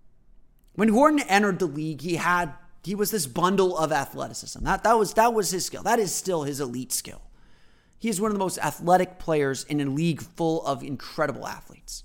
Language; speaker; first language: English; native; English